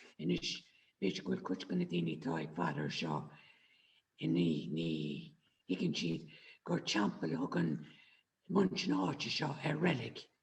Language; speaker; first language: Irish; native; Irish